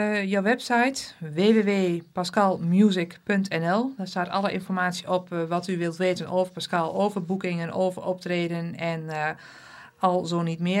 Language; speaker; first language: Dutch; native; Dutch